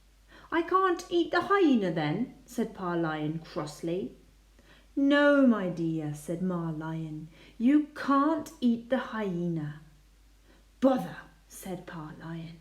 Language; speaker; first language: English; non-native, fluent; Spanish